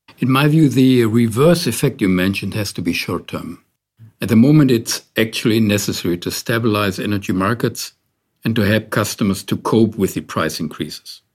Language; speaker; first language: English; non-native, fluent; German